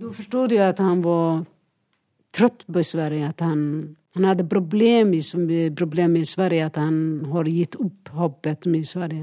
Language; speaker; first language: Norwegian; non-native, learner; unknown